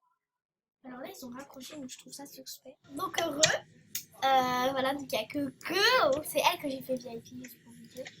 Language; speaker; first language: French; native; French